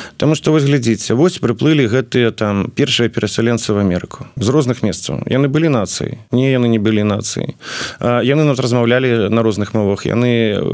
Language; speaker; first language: Belarusian; non-native, local second language; Russian